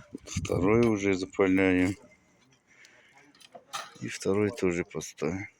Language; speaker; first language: Russian; non-native, learner; Tajik